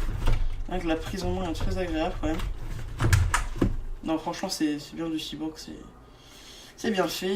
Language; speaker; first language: French; native; French